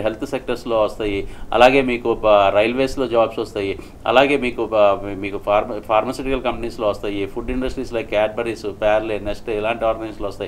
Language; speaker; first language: Telugu; native; Telugu